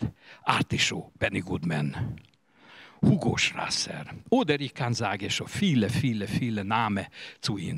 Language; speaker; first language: German; non-native, learner; Hungarian